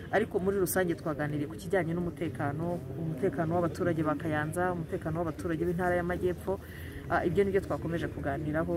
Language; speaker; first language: Kinyarwanda; native; Kinyarwanda